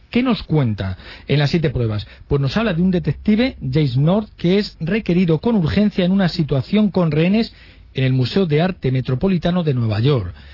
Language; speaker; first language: Spanish; native; Spanish